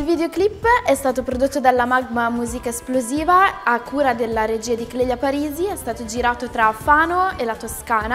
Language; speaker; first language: Italian; native; Italian